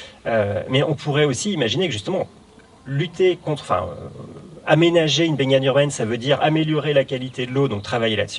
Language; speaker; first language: French; native; French